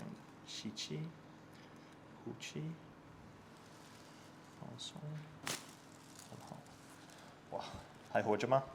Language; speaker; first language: Chinese; non-native, learner; English